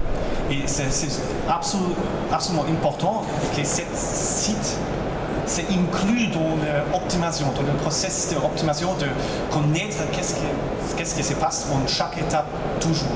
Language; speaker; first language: French; non-native, local second language; German